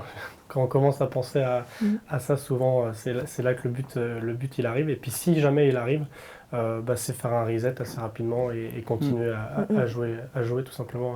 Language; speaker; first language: French; native; French